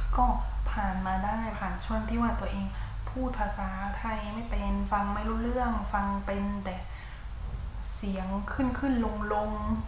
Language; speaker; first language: Thai; early bilingual, other home language; English